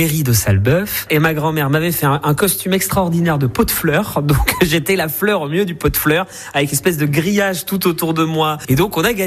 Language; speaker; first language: French; native; French